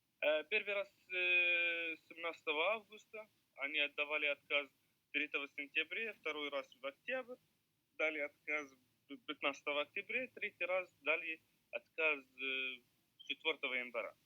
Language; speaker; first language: Russian; non-native, learner; Arabic